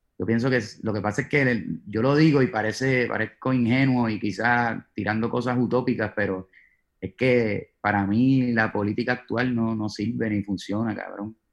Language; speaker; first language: Spanish; native; Spanish